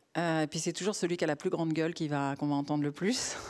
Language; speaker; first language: French; native; French